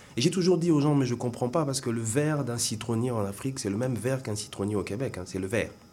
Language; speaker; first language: French; non-native, local second language; Lingala